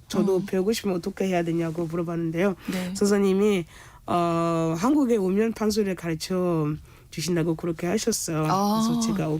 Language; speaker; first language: Korean; non-native, fluent; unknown